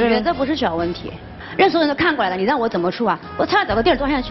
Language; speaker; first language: Chinese; native; Chinese